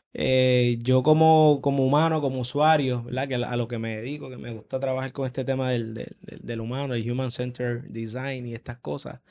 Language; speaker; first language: Spanish; native; Spanish